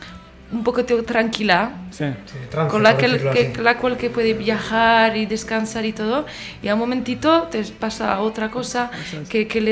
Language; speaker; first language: Spanish; non-native, fluent; French